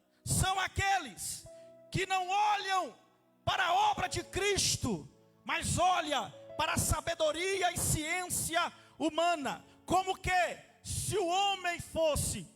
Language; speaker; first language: Portuguese; native; Portuguese